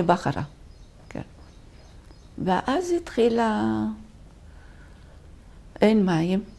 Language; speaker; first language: Hebrew; non-native, fluent; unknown